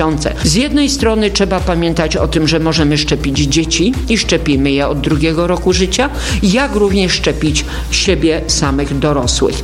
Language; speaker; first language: Polish; native; Polish